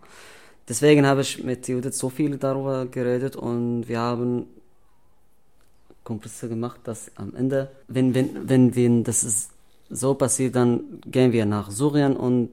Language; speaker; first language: German; non-native, learner; Arabic